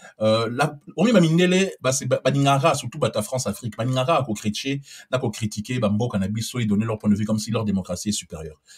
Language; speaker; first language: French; non-native, local second language; Lingala